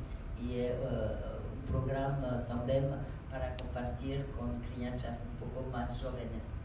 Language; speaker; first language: Portuguese; non-native, learner; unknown